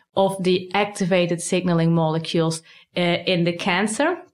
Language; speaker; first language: English; non-native, fluent; Dutch